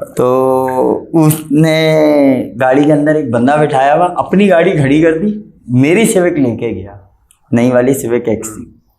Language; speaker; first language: Urdu; native; Urdu